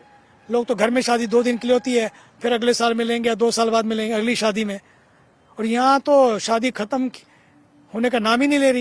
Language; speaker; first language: Hindi; native; Hindi